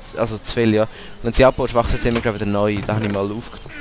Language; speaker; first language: German; native; German